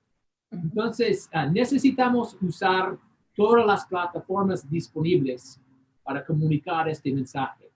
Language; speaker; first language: Spanish; non-native, fluent; English